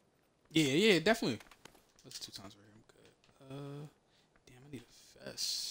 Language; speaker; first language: English; native; English